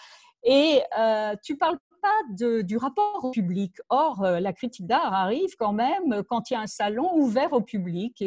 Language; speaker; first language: French; native; French